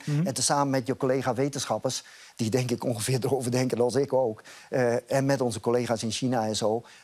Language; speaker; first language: Dutch; native; Dutch